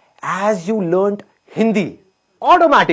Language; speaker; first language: English; non-native, local second language; Hindi